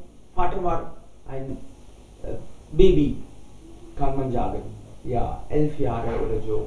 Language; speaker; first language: German; non-native, learner; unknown